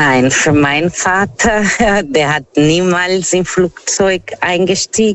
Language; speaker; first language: German; non-native, fluent; Portuguese